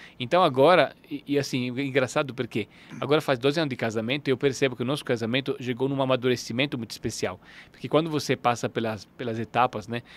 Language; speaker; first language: Portuguese; non-native, fluent; Italian